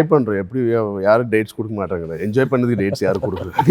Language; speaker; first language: Tamil; non-native, fluent; Telugu